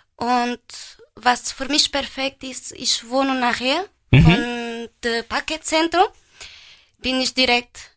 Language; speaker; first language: German; non-native, fluent; Portuguese